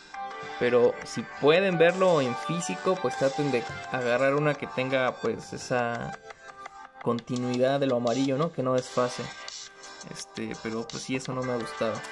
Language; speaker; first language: Spanish; native; Spanish